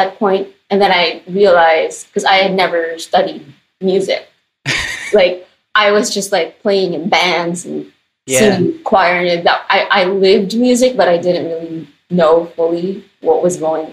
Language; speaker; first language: English; non-native, local second language; Filipino